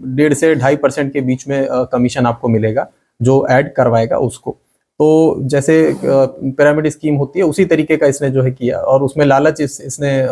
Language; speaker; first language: Hindi; non-native, local second language; Gujarati